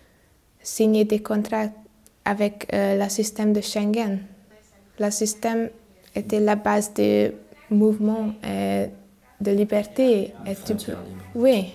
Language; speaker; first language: French; non-native, learner; Hungarian